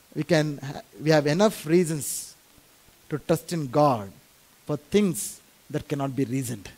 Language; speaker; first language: English; non-native, local second language; Kannada